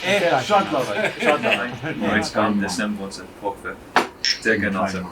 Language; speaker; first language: Armenian; early bilingual, heritage; Armenian